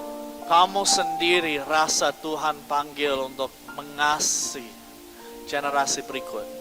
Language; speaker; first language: Indonesian; non-native, fluent; English